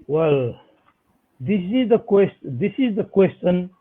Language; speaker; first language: English; non-native, local second language; Nepali